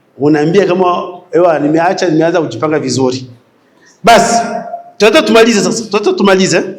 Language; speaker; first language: Swahili; non-native, local second language; Rundi